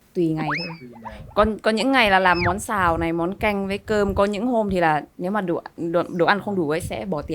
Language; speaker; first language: Vietnamese; non-native, fluent; Lao